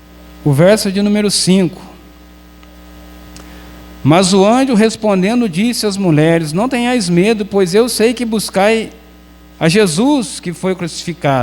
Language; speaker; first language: Portuguese; native; Portuguese